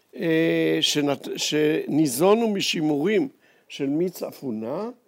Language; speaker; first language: Hebrew; native; Hebrew